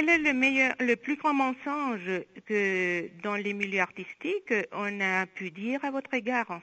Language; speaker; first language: French; non-native, fluent; Spanish